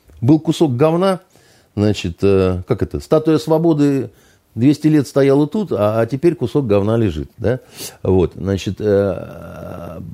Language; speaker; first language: Russian; native; Russian